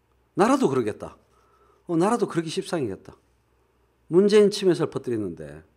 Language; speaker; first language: Korean; native; Korean